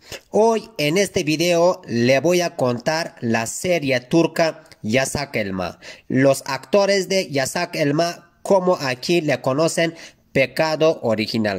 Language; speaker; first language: Spanish; non-native, fluent; Turkish